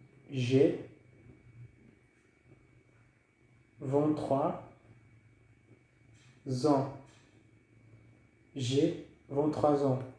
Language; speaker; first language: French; non-native, fluent; Portuguese